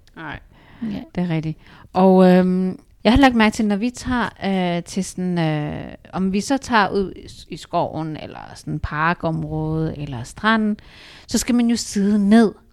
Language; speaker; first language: Danish; early bilingual, other home language; Urdu